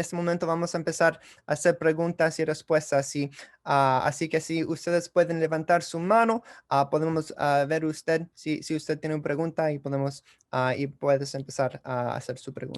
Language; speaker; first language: Spanish; early bilingual, heritage; English